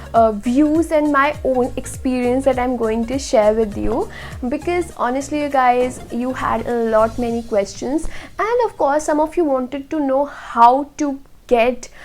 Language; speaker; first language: English; non-native, local second language; Hindi